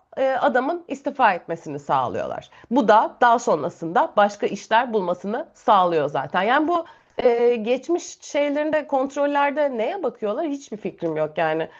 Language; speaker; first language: Turkish; native; Turkish